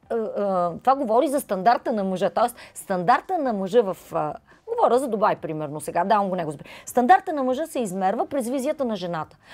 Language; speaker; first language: Bulgarian; native; Bulgarian